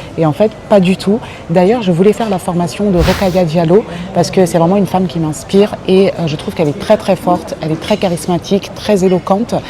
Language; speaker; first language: French; native; French